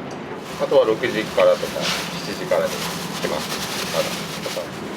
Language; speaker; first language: Japanese; native; Japanese